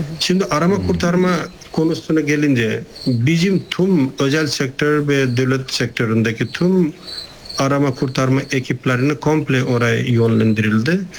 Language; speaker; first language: Turkish; non-native, fluent; Nepali